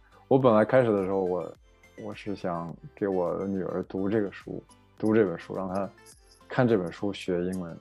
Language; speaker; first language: Chinese; early bilingual, heritage; Chinese